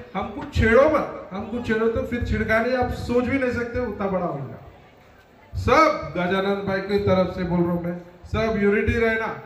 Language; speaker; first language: Hindi; non-native, local second language; Telugu